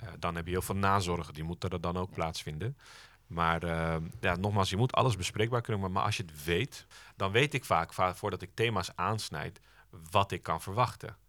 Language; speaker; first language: Dutch; early bilingual, other home language; Turkish